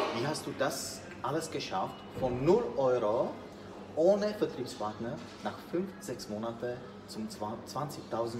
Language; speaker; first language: German; non-native, learner; Czech